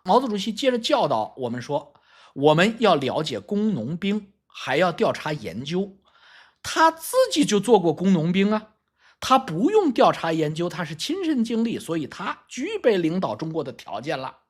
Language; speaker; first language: Chinese; native; Chinese